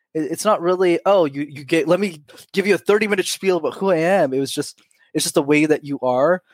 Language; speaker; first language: English; native; English